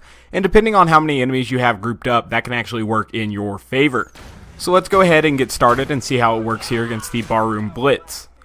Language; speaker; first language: English; native; English